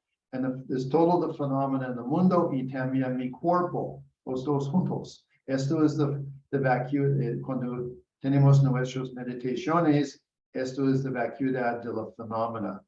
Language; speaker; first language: Spanish; non-native, learner; English